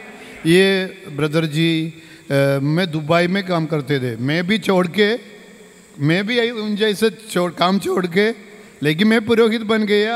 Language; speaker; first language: Hindi; non-native, local second language; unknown